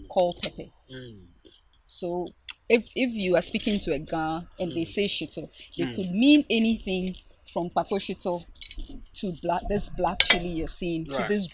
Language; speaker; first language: English; non-native, local second language; Ga